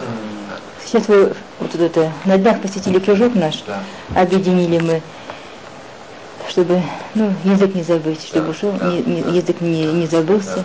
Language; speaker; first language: Russian; non-native, local second language; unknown